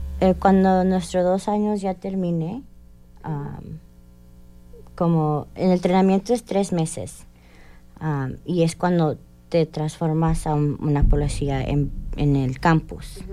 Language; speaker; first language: Spanish; early bilingual, heritage; Spanish